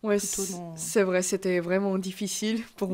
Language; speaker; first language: French; non-native, fluent; Korean